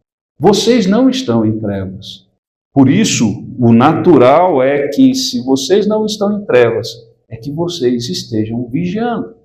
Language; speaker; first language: Portuguese; native; Portuguese